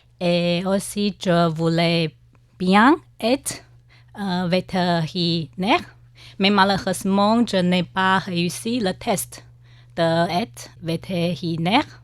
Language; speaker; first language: French; non-native, learner; Chinese